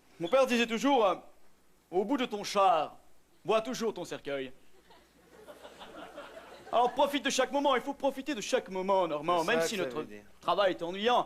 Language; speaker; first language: French; native; French